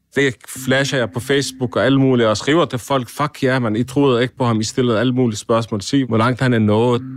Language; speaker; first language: Danish; early bilingual, other home language; Arabic